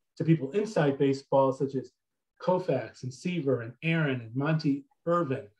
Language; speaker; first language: English; native; English